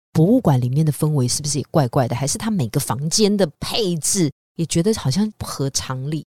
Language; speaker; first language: Chinese; native; Chinese